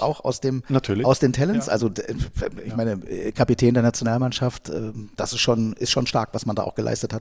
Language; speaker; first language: German; native; German